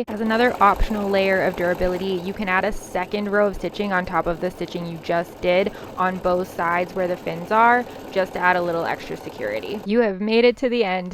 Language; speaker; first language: English; native; English